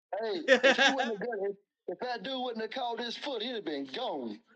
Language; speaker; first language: English; native; English